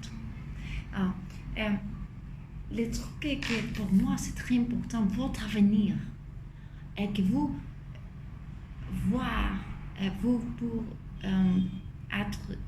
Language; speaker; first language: French; non-native, fluent; Spanish